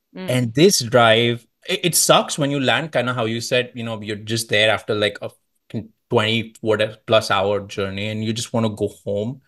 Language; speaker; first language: English; non-native, local second language; Marathi